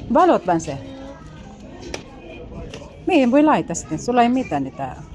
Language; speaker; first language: Finnish; non-native, learner; Bikol